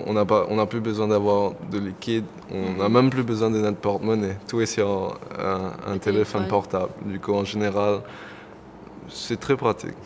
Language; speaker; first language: French; non-native, local second language; Morisyen